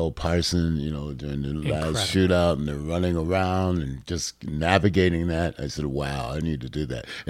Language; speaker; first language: English; native; English